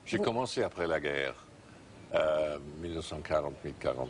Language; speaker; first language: French; non-native, fluent; English